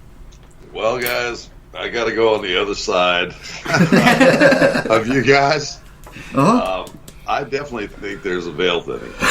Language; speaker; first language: English; native; English